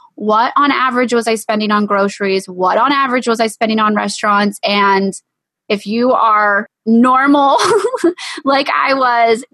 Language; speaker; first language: English; native; English